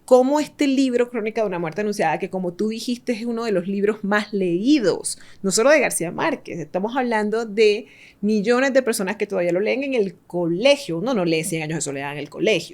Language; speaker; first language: Spanish; native; Spanish